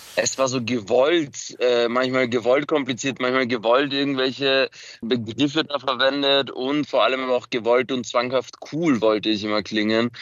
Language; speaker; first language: German; early bilingual, other home language; Macedonian